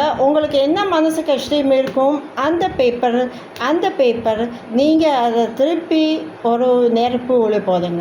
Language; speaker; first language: Tamil; non-native, learner; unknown